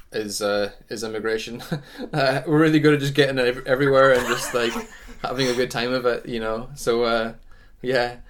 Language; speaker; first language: English; native; English